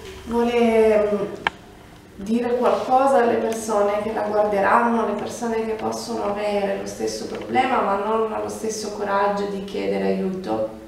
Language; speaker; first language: Italian; native; Italian